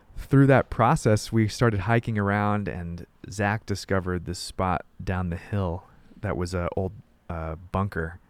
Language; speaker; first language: English; native; English